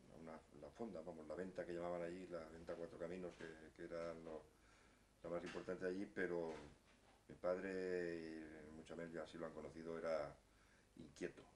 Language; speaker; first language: Spanish; native; Spanish